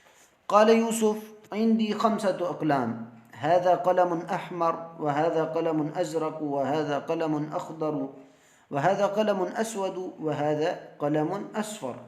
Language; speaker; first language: Arabic; non-native, fluent; Urdu